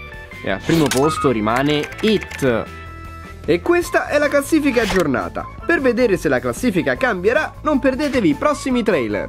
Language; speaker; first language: Italian; native; Italian